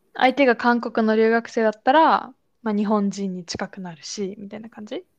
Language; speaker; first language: Japanese; early bilingual, other home language; Chinese